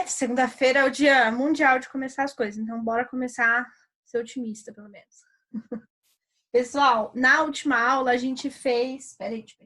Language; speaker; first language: Portuguese; native; Portuguese